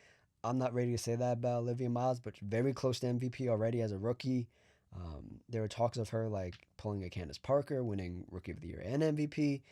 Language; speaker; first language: English; native; English